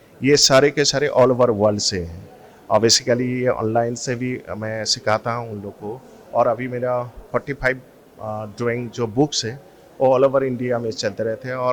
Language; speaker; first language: Hindi; non-native, local second language; Assamese